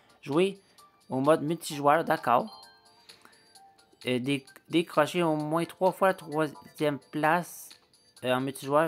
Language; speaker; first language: French; native; French